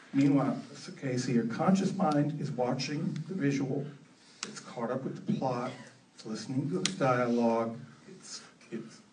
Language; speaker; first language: English; native; English